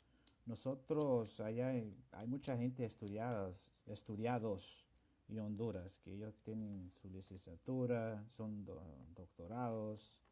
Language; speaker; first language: Spanish; non-native, local second language; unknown